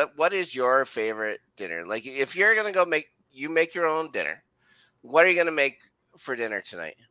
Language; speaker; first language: English; native; English